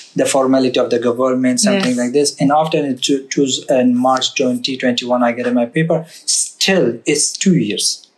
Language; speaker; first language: English; non-native, learner; Persian